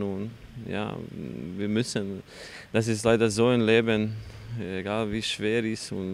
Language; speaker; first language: German; non-native, fluent; Croatian